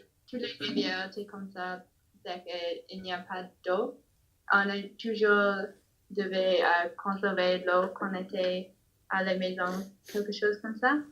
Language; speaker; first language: French; non-native, learner; English